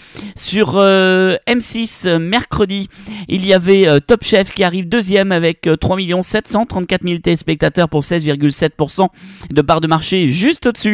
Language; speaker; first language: French; native; French